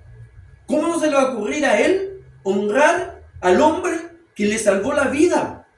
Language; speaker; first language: Spanish; native; Spanish